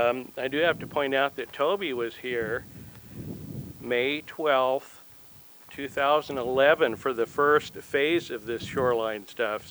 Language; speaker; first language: English; native; English